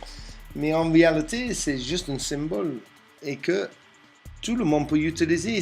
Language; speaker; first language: French; non-native, fluent; English